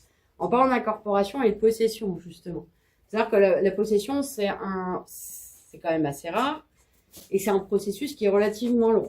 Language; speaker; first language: French; native; French